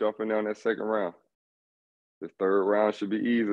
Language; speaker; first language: English; native; English